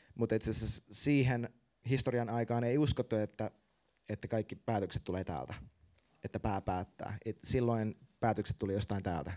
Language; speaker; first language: Finnish; native; Finnish